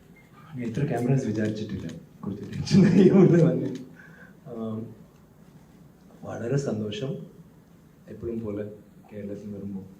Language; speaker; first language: Malayalam; non-native, learner; Tamil